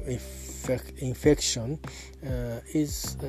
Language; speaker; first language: English; non-native, learner; Japanese